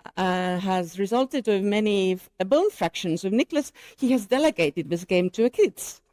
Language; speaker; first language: English; non-native, fluent; Estonian